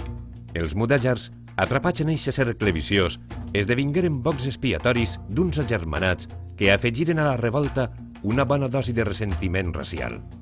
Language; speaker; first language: Catalan; native; Catalan